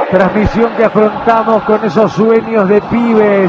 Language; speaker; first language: Spanish; native; Spanish